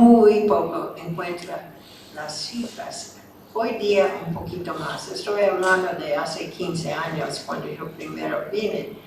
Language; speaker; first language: Spanish; non-native, fluent; English